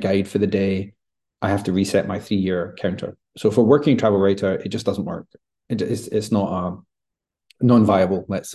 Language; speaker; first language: English; native; English